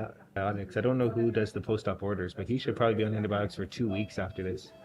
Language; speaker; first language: English; native; English